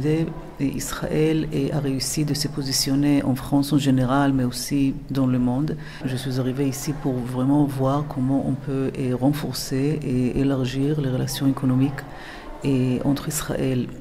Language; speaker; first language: French; non-native, fluent; Hebrew